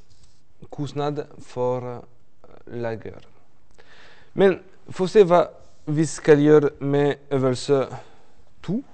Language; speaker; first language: Norwegian; non-native, fluent; French